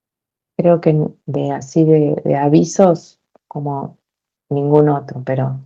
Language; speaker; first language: Spanish; native; Spanish